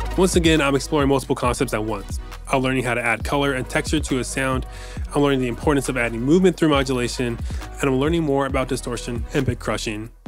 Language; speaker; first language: English; native; English